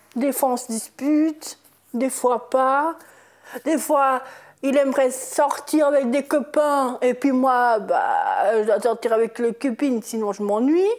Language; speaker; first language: French; early bilingual, other home language; Portuguese